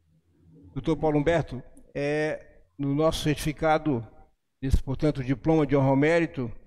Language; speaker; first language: Portuguese; native; Portuguese